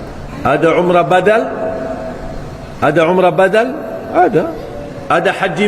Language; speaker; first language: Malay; non-native, fluent; Arabic